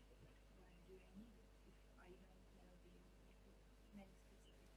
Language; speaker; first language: English; non-native, fluent; Ukrainian